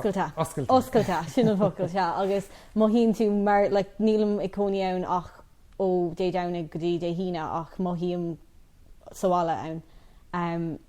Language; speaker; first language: Irish; non-native, local second language; English